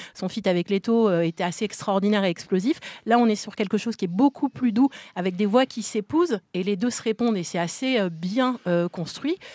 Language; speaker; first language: French; native; French